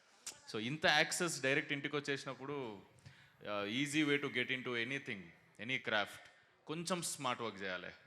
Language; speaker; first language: Telugu; native; Telugu